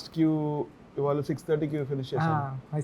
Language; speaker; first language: Telugu; non-native, learner; Tamil